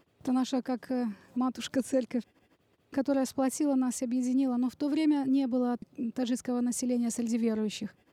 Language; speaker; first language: Russian; native; Russian